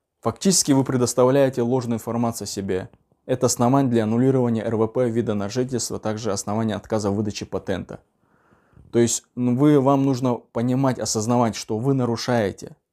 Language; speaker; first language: Russian; non-native, local second language; Uzbek